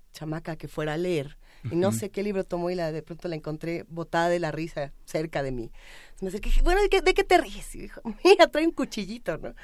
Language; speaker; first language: Spanish; native; Spanish